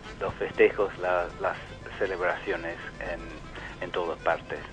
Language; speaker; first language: Spanish; non-native, fluent; English